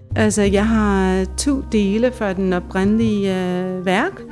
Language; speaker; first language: Danish; non-native, fluent; English